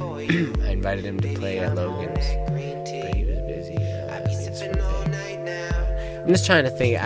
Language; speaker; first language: English; native; English